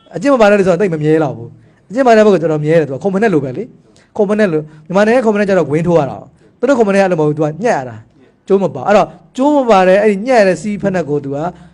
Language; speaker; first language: Burmese; native; Burmese